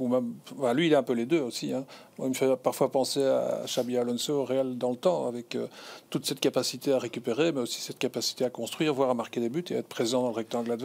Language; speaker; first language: French; native; French